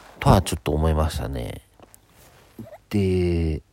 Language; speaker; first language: Japanese; native; Japanese